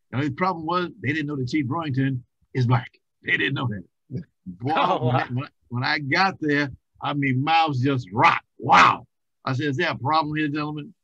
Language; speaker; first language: English; native; English